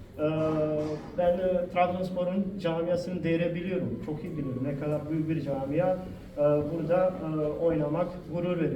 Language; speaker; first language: Turkish; non-native, fluent; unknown